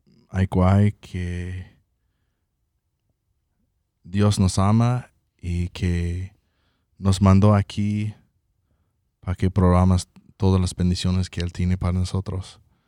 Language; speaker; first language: Spanish; non-native, fluent; English